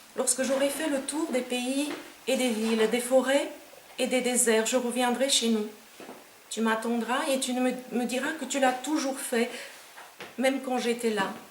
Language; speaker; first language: French; non-native, fluent; Romanian